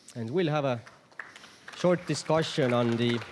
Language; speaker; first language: English; non-native, fluent; Estonian